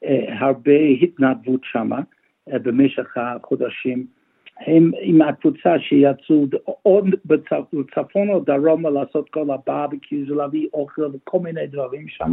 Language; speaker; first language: Hebrew; non-native, fluent; English